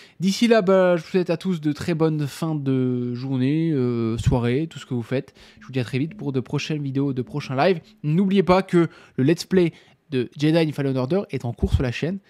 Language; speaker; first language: French; native; French